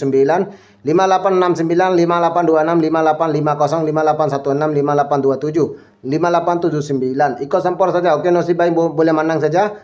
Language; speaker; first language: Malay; non-native, local second language; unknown